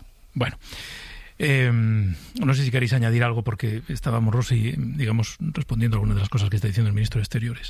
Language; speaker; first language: Spanish; native; Spanish